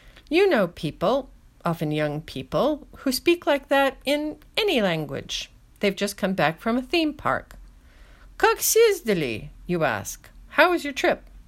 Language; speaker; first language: English; native; English